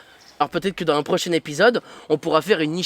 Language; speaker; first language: French; native; French